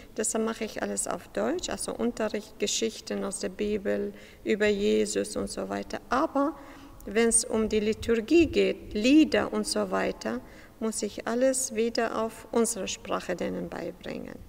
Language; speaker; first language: German; non-native, fluent; Syriac